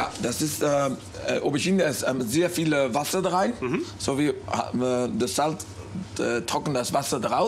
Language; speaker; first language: German; non-native, learner; Dutch